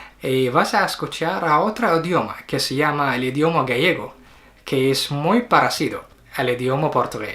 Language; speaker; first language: Spanish; non-native, learner; Arabic